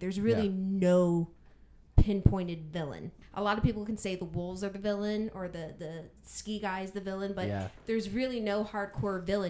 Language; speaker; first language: English; native; English